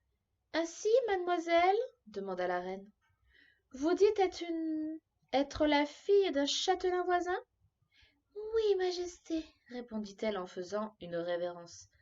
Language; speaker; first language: French; native; French